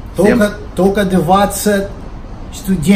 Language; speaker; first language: Russian; non-native, learner; Portuguese